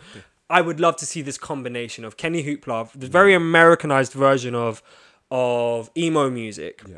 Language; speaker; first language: English; native; English